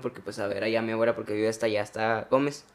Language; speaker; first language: Spanish; native; Spanish